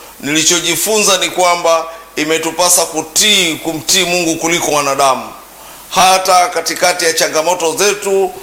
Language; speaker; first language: Swahili; native; Swahili